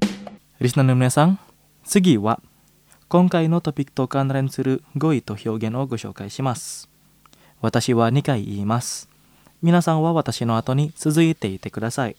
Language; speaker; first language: Japanese; non-native, fluent; Indonesian